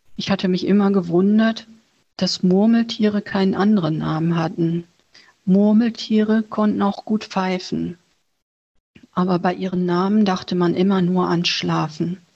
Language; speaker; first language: German; early bilingual, other home language; Chinese